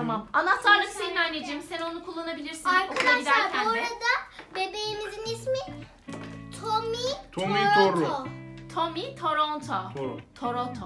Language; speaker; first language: Turkish; native; Turkish